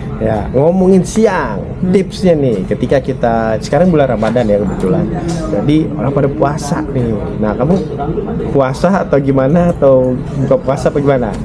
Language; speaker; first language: Indonesian; native; Indonesian